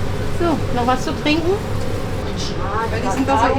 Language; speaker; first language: German; native; German